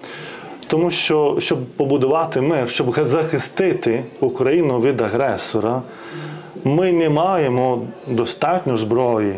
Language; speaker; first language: Ukrainian; non-native, fluent; Lithuanian